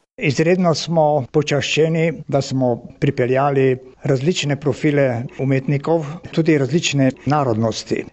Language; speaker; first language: Slovenian; native; Slovenian